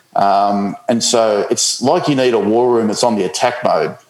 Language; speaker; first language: English; native; English